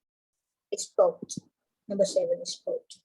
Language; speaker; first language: English; non-native, learner; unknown